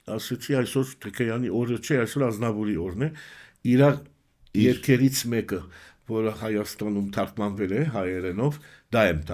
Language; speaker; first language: Armenian; early bilingual, heritage; Armenian